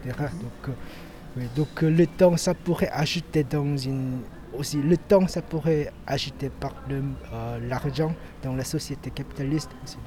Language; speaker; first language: French; non-native, learner; Korean